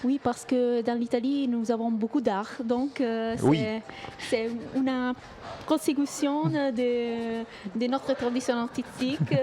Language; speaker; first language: French; non-native, fluent; Italian